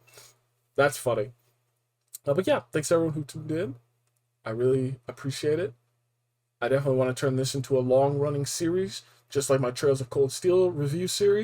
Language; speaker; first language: English; native; English